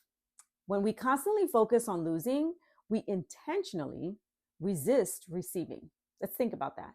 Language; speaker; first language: English; native; English